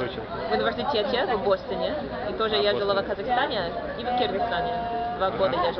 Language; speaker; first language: Russian; non-native, fluent; English